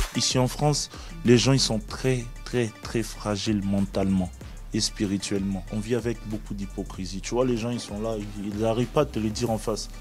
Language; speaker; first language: French; non-native, local second language; Lingala